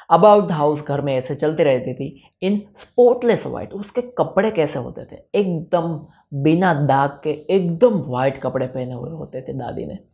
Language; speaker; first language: Hindi; non-native, local second language; Gujarati